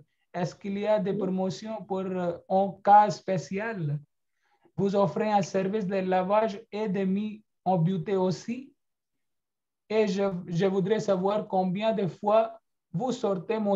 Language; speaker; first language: French; non-native, learner; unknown